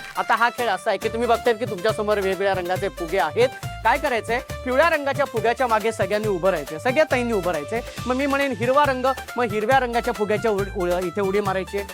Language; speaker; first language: Marathi; native; Marathi